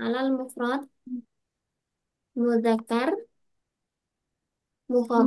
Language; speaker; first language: Arabic; non-native, fluent; Indonesian